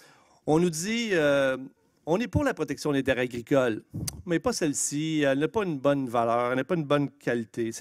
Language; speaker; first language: French; native; French